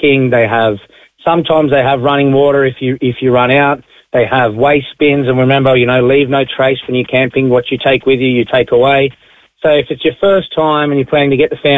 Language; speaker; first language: English; native; English